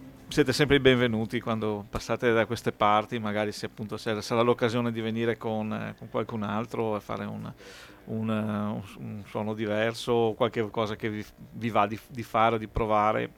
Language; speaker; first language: Italian; native; Italian